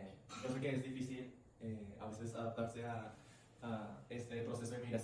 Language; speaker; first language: Spanish; native; Spanish